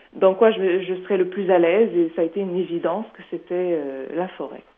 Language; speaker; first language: French; native; French